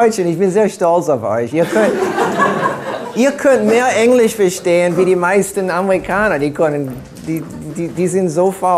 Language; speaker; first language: German; early bilingual, heritage; German